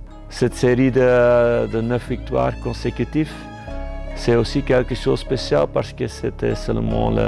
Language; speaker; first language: French; non-native, local second language; Dutch